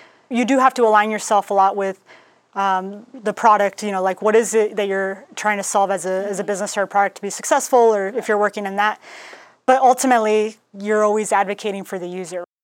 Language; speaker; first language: English; early bilingual, other home language; Spanish